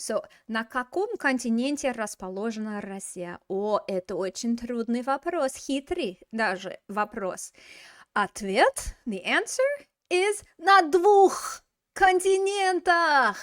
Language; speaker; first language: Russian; non-native, fluent; English